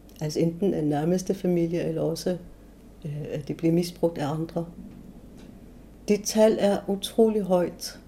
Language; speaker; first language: Danish; non-native, local second language; Kalaallisut